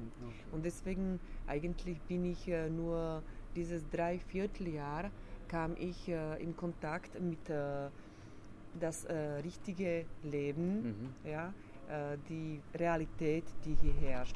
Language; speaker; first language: German; non-native, fluent; Slovak